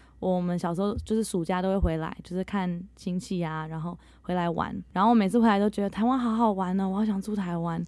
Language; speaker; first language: Chinese; early bilingual, heritage; Chinese